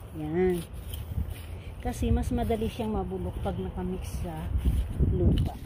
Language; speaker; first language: Filipino; non-native, local second language; Cebuano